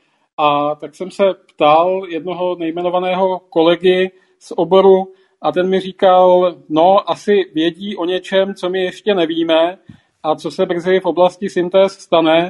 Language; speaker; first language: Czech; native; Czech